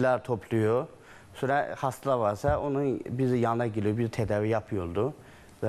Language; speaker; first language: Turkish; non-native, learner; Chinese